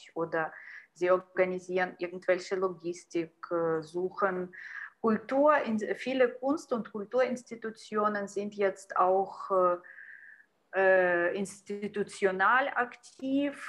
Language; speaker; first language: German; non-native, fluent; Ukrainian